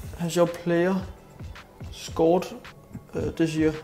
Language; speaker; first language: English; non-native, fluent; Danish